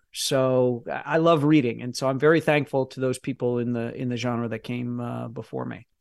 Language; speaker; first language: English; native; English